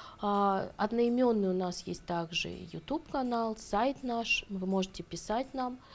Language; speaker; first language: Russian; native; Russian